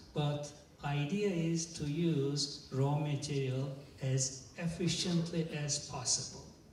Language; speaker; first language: English; non-native, fluent; Turkish